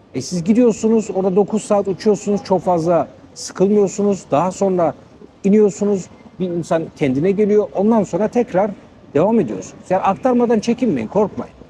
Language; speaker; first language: Turkish; native; Turkish